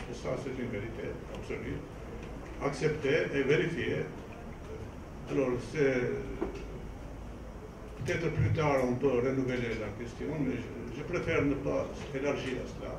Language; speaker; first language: French; non-native, fluent; Albanian